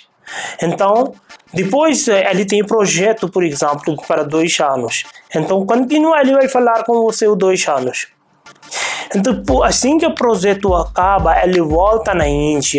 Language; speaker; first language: Portuguese; non-native, fluent; Hindi